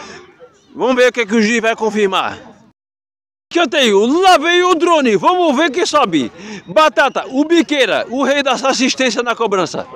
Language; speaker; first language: Portuguese; native; Portuguese